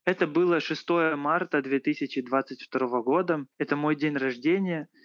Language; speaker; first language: Russian; native; Russian